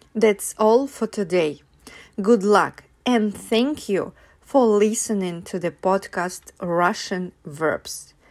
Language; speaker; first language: English; non-native, fluent; Russian